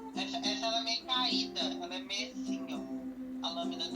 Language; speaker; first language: Portuguese; native; Portuguese